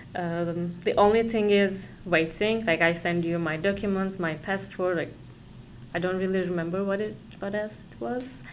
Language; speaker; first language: English; non-native, fluent; Turkish